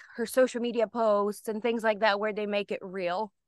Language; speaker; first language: English; early bilingual, other home language; Bulgarian